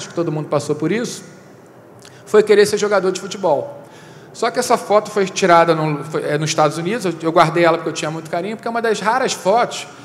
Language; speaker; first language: Portuguese; native; Portuguese